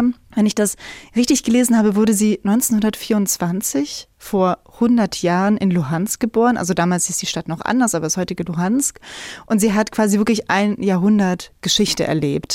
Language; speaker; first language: German; native; German